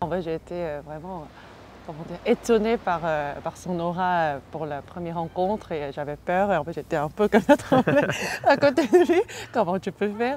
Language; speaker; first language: French; non-native, fluent; Korean